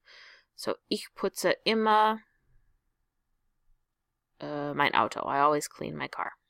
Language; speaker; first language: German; non-native, fluent; English